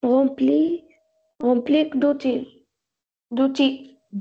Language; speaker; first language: French; non-native, learner; Arabic